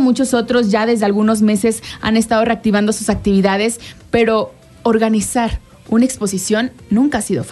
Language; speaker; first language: Spanish; native; Spanish